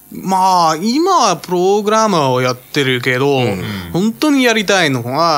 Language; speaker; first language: Japanese; non-native, fluent; English